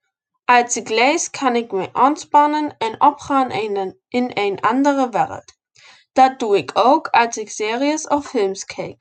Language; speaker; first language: Dutch; non-native, learner; German